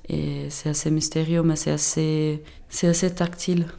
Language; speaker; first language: French; non-native, fluent; Portuguese